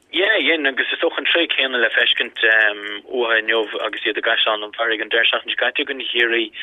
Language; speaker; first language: Irish; native; Irish